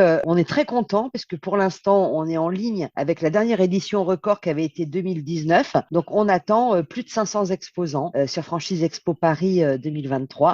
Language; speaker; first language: French; native; French